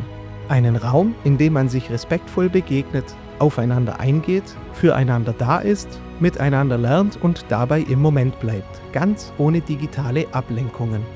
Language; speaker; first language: German; native; German